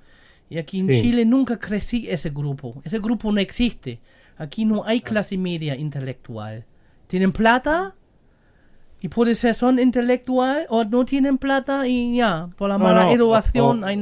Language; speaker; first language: Spanish; non-native, learner; German